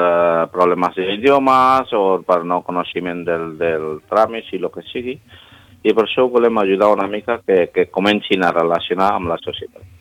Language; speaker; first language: Catalan; non-native, learner; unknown